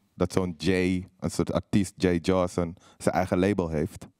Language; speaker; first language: Dutch; native; Dutch